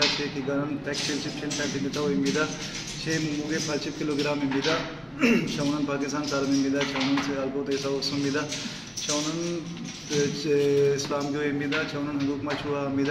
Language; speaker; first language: Korean; non-native, learner; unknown